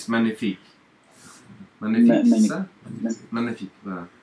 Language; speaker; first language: French; non-native, learner; English